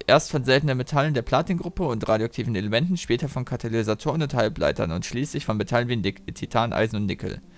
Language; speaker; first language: German; native; German